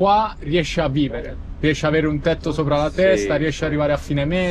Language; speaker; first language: Italian; native; Italian